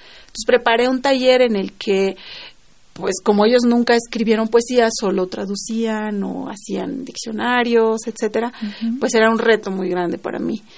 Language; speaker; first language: Spanish; non-native, local second language; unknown